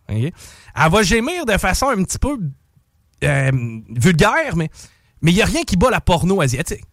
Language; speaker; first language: French; native; French